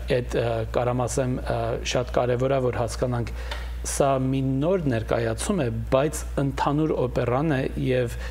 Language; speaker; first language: Armenian; native; Armenian